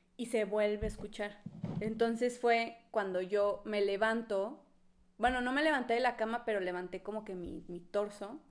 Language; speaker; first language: Spanish; native; Spanish